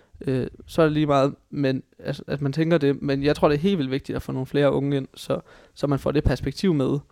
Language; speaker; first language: Danish; native; Danish